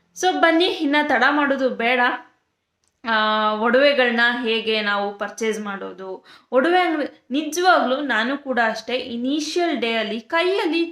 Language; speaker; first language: Kannada; native; Kannada